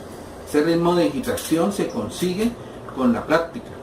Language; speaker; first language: Spanish; native; Spanish